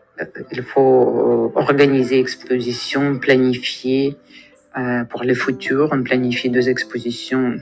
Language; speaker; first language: French; non-native, fluent; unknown